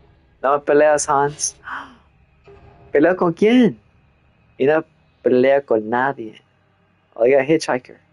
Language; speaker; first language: Spanish; non-native, learner; English